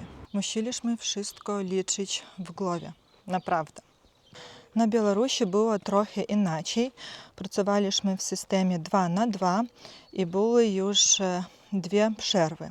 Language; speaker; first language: Polish; non-native, fluent; Ukrainian